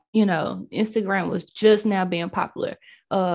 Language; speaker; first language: English; native; English